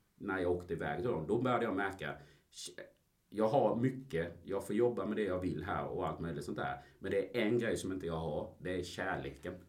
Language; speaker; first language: Swedish; early bilingual, other home language; Spanish